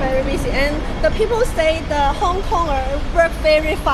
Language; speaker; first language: English; non-native, local second language; Cantonese